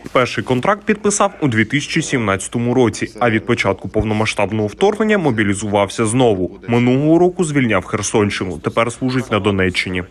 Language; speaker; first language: Ukrainian; native; Ukrainian